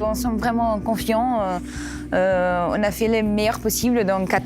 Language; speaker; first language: French; non-native, learner; Portuguese